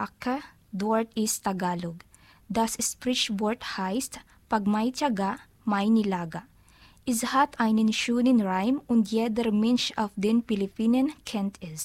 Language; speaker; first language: German; non-native, learner; Filipino